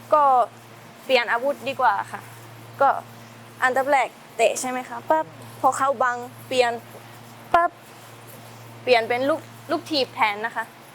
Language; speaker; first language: Thai; non-native, fluent; Estonian